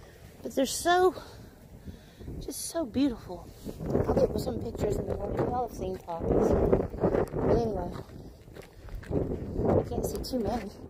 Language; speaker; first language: English; native; English